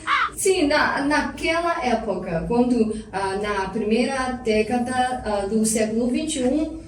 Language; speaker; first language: Portuguese; non-native, fluent; Chinese